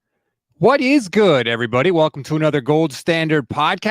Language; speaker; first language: English; native; English